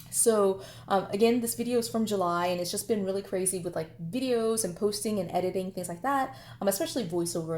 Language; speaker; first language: English; native; English